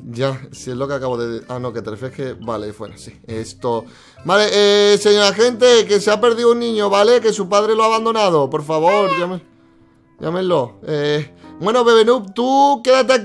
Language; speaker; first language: Spanish; native; Spanish